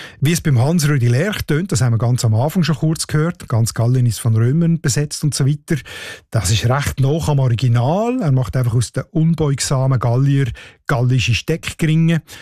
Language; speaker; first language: German; native; German